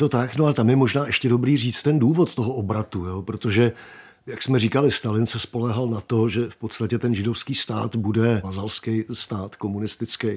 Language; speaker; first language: Czech; native; Czech